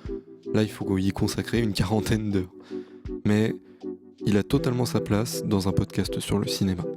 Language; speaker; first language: French; native; French